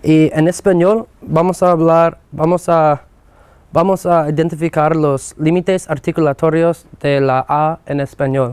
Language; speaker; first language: Spanish; non-native, fluent; English